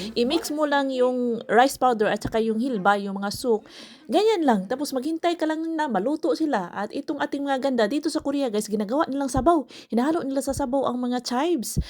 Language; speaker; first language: Filipino; non-native, local second language; Cebuano